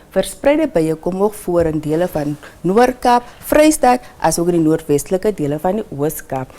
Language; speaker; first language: Afrikaans; non-native, local second language; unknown